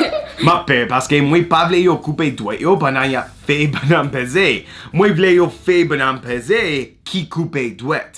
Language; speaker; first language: Haitian Creole; non-native, learner; English